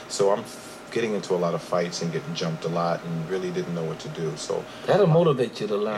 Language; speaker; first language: English; native; English